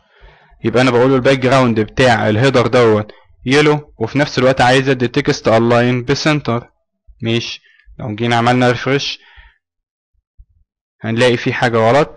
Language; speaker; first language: Arabic; native; Arabic